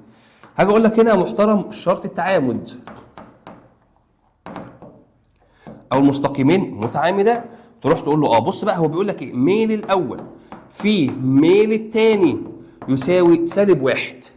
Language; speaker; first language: Arabic; native; Arabic